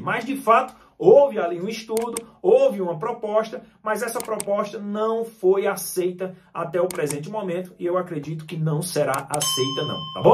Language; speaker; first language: Portuguese; native; Portuguese